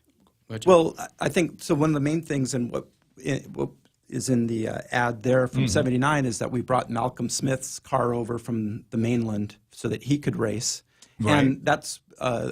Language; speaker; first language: English; native; English